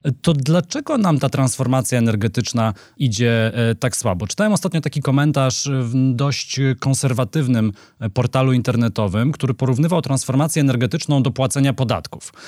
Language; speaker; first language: Polish; native; Polish